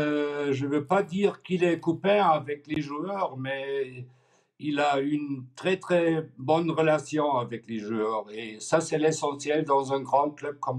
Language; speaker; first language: French; non-native, fluent; German